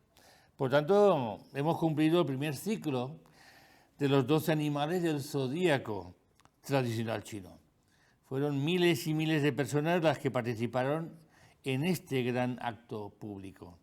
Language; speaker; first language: Spanish; native; Spanish